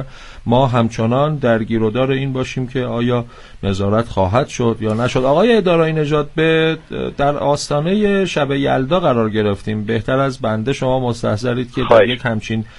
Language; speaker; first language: Persian; native; Persian